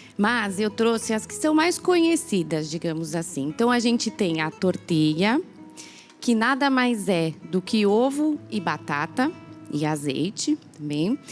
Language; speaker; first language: Portuguese; native; Portuguese